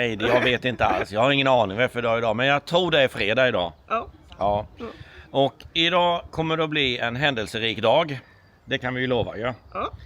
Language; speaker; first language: Swedish; native; Swedish